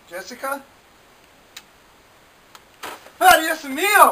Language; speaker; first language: Spanish; non-native, learner; English